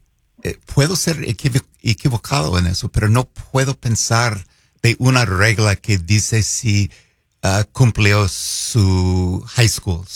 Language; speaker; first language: Spanish; non-native, fluent; English